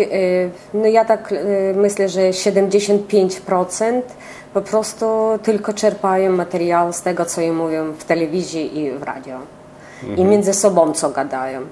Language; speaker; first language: Polish; non-native, local second language; Ukrainian